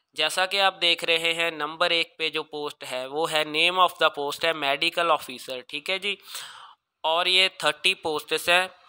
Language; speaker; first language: Hindi; non-native, local second language; Punjabi